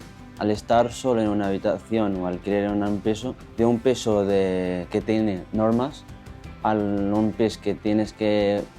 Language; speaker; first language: Spanish; non-native, local second language; Catalan